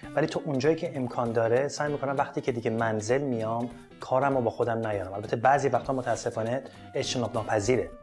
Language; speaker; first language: Persian; native; Persian